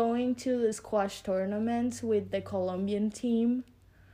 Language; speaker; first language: English; early bilingual, other home language; Spanish